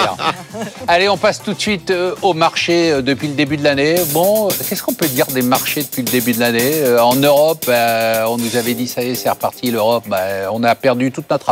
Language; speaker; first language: French; native; French